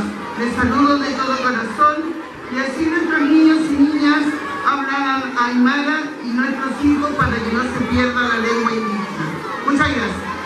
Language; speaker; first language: Spanish; native; Spanish